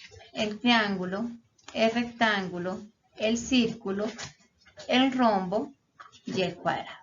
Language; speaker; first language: Spanish; native; Spanish